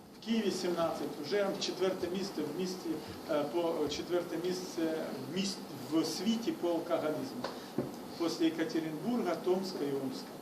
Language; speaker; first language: Ukrainian; non-native, local second language; Russian